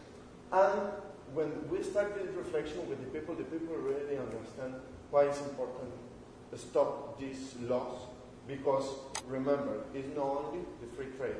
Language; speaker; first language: English; non-native, learner; Spanish